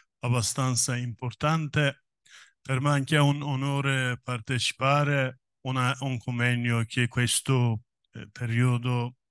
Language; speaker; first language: Italian; non-native, learner; Kurdish